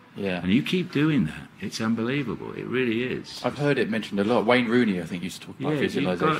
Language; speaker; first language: English; native; English